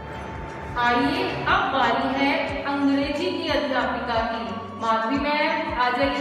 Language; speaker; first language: Hindi; native; Hindi